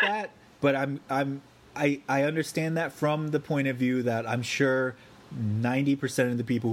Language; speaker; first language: English; native; English